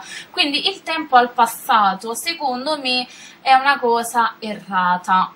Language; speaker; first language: Italian; native; Italian